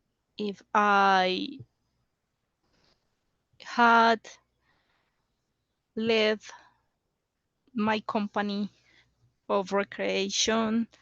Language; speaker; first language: English; non-native, learner; Spanish